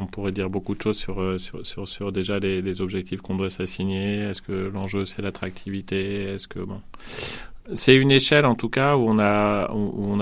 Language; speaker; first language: French; native; French